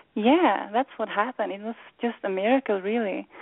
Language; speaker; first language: English; non-native, fluent; Swedish